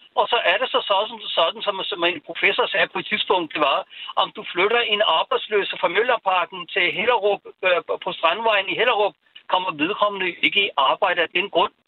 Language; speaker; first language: Danish; non-native, fluent; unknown